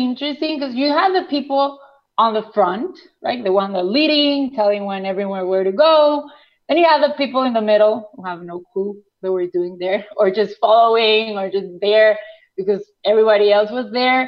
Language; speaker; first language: English; non-native, fluent; Spanish